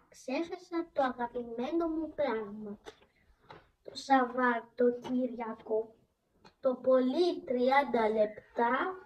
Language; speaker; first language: Greek; early bilingual, other home language; Chinese